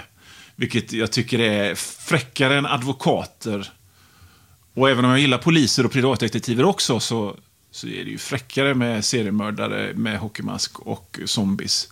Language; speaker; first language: Swedish; native; Swedish